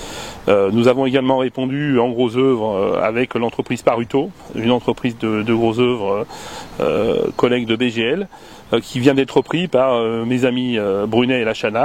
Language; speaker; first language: French; native; French